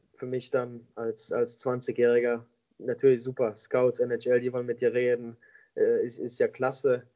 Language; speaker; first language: German; native; German